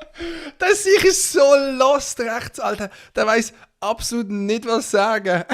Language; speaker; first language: German; native; German